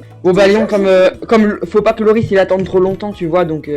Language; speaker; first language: French; native; French